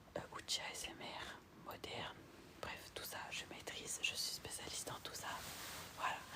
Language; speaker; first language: French; early bilingual, other home language; Arabic